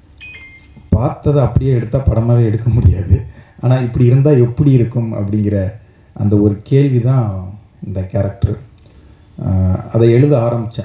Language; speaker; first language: Tamil; native; Tamil